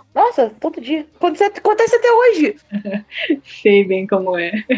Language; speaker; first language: Portuguese; early bilingual, other home language; Japanese